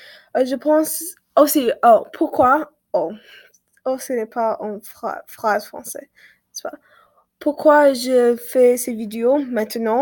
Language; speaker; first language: French; non-native, learner; English